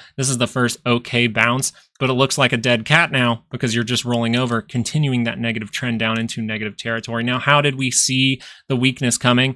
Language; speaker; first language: English; native; English